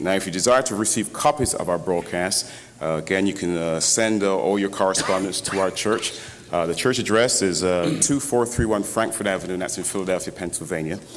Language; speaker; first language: English; native; English